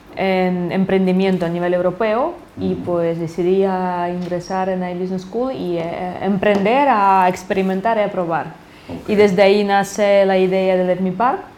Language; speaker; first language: Spanish; non-native, fluent; Ukrainian